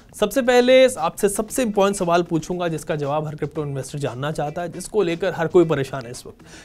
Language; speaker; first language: Hindi; native; Hindi